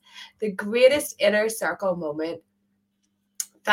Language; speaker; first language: English; native; English